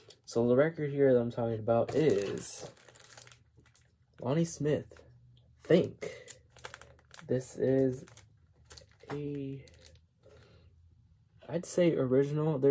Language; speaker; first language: English; native; English